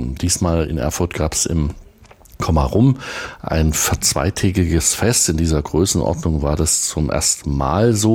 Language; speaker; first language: German; native; German